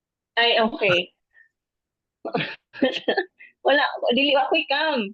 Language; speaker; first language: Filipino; non-native, local second language; Cebuano